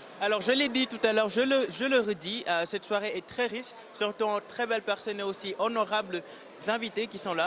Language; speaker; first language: French; non-native, local second language; Wolof